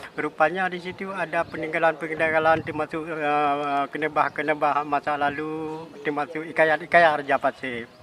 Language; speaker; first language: Malay; non-native, local second language; Achinese